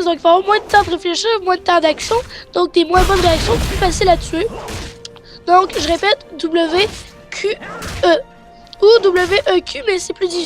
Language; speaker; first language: French; native; French